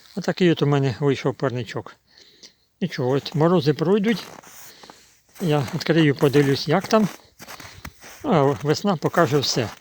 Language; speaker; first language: Ukrainian; native; Ukrainian